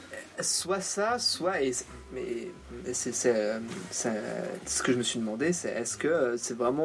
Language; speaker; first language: French; native; French